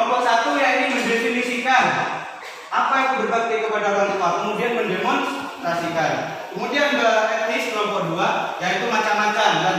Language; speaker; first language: Indonesian; native; Indonesian